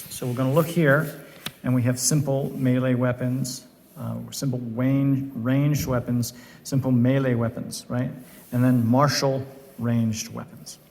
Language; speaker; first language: English; native; English